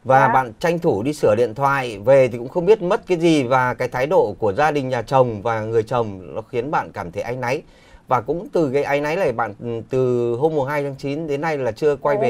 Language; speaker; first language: Vietnamese; native; Vietnamese